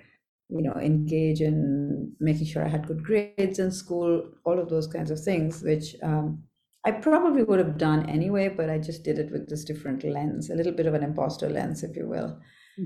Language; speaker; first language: English; non-native, local second language; Bangla